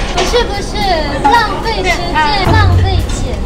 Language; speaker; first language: Chinese; non-native, learner; Japanese